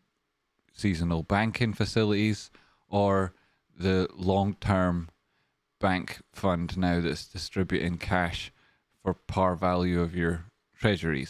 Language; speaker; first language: English; native; English